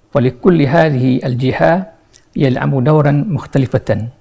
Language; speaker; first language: Arabic; non-native, fluent; Malay